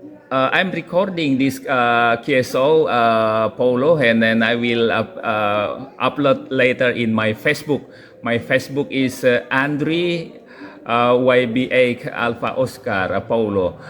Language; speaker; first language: English; non-native, local second language; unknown